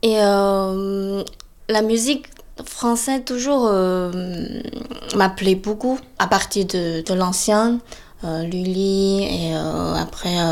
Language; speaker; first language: French; non-native, fluent; Chinese